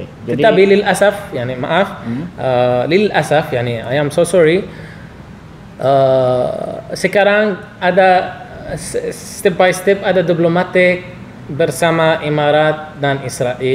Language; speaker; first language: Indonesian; non-native, learner; Arabic